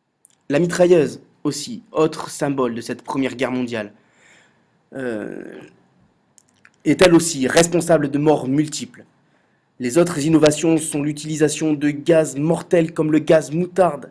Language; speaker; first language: French; native; French